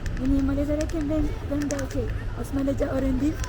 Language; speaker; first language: Turkish; non-native, learner; Malay